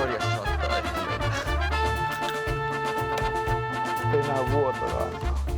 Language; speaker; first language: Finnish; native; Finnish